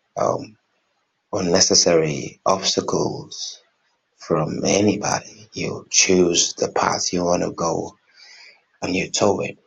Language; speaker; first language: English; non-native, local second language; Yoruba